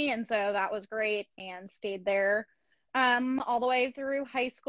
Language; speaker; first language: English; native; English